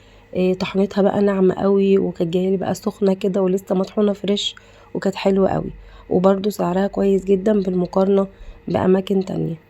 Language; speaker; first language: Arabic; native; Arabic